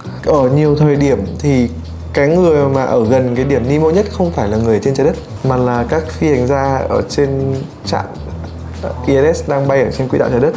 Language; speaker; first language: Vietnamese; native; Vietnamese